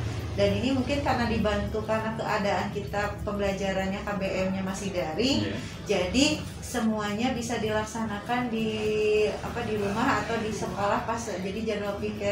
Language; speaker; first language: Indonesian; non-native, local second language; Sundanese